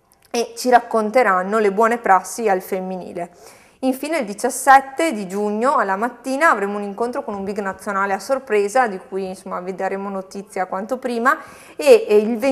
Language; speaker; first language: Italian; native; Italian